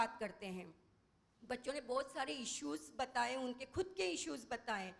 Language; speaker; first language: Hindi; non-native, local second language; Marathi